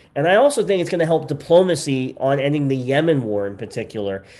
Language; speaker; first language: English; native; English